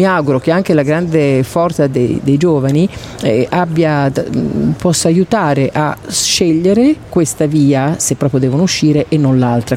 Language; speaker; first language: Italian; native; Italian